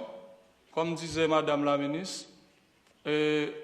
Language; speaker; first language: French; non-native, local second language; Haitian Creole